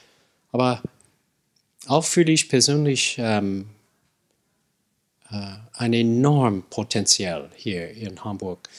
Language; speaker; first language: German; non-native, fluent; English